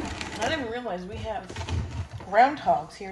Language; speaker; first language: English; native; English